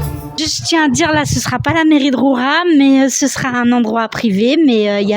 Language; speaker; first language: French; native; French